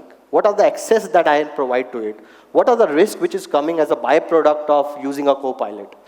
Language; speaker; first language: English; non-native, local second language; Hindi